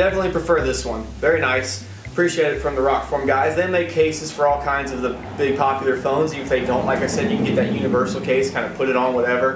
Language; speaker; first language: English; native; English